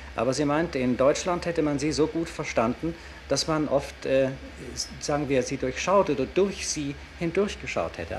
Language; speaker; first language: German; native; German